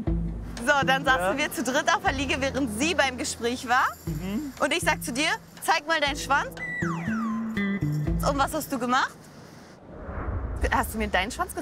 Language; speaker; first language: German; native; German